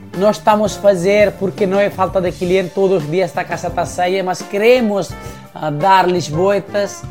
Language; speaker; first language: Portuguese; non-native, fluent; Nepali